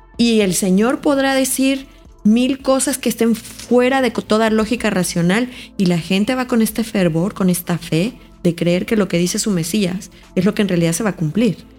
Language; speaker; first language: Spanish; native; Spanish